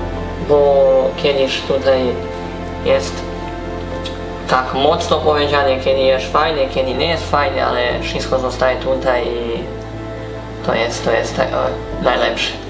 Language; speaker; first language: Polish; non-native, fluent; Serbian